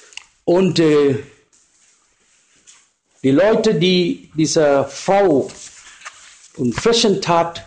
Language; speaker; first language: German; non-native, learner; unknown